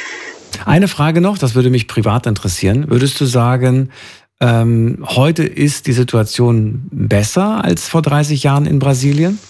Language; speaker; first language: German; native; German